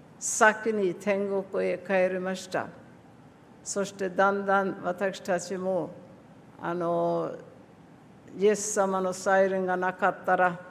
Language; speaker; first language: Japanese; non-native, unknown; Swedish